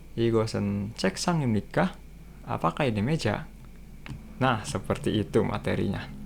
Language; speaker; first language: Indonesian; native; Indonesian